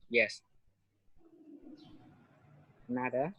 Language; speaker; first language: English; non-native, learner; Khmer